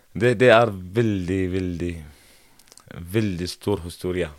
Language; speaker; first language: Norwegian; non-native, fluent; Arabic